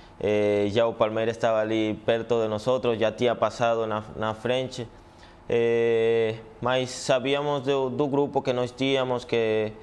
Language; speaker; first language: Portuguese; non-native, fluent; Spanish